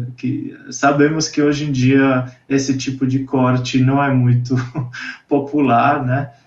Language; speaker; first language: Portuguese; non-native, fluent; Romanian